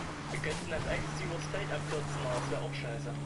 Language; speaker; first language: German; native; German